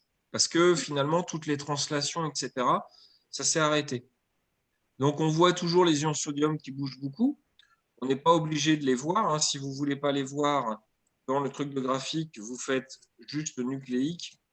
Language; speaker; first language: French; native; French